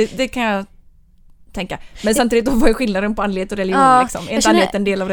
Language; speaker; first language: Swedish; native; Swedish